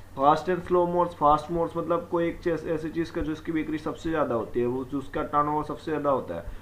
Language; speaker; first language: Hindi; non-native, local second language; Gujarati